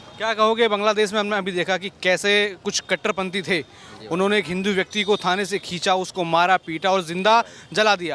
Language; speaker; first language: Hindi; native; Hindi